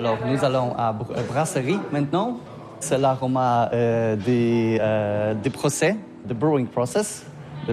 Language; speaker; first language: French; non-native, learner; Polish